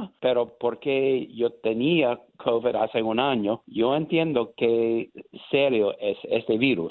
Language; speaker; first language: Spanish; non-native, learner; English